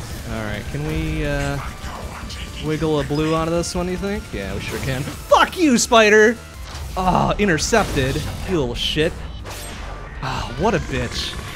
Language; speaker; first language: English; native; English